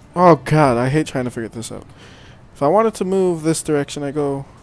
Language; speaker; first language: English; native; English